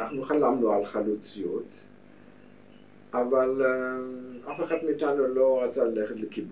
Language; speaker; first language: Hebrew; non-native, fluent; German